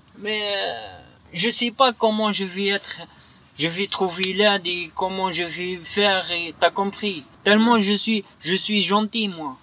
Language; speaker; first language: French; non-native, local second language; Arabic